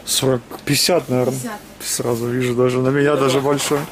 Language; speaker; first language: Russian; native; Russian